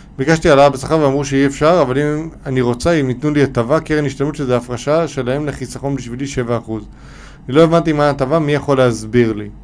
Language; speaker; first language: Hebrew; native; Hebrew